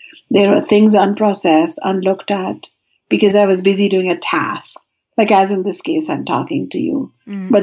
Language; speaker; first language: English; non-native, local second language; Hindi